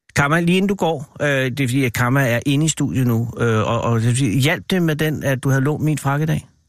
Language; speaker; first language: Danish; native; Danish